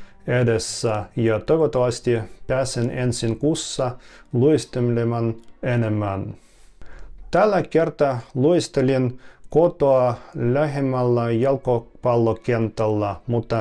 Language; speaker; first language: Finnish; non-native, fluent; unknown